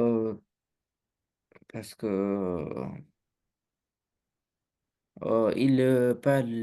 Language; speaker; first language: French; non-native, learner; Romanian